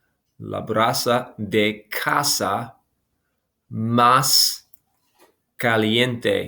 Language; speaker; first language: Spanish; non-native, fluent; English